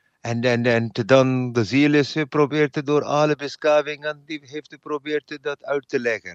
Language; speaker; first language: Dutch; non-native, learner; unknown